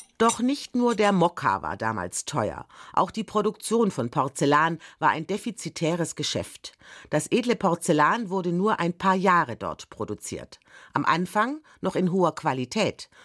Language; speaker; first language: German; native; German